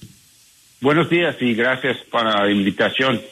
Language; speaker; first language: Spanish; non-native, learner; English